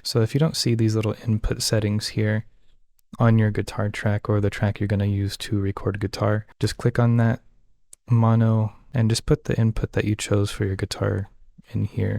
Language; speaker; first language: English; native; English